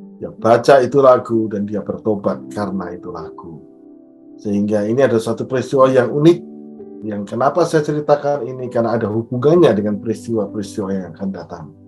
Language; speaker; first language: Indonesian; native; Indonesian